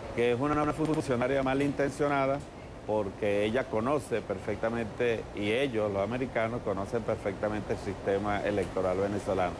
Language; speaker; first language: Spanish; native; Spanish